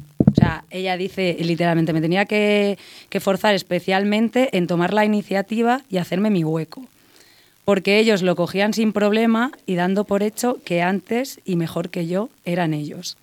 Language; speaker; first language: Spanish; native; Spanish